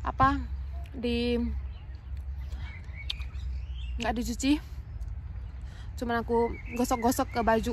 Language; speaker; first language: Indonesian; native; Indonesian